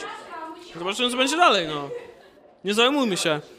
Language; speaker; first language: Polish; native; Polish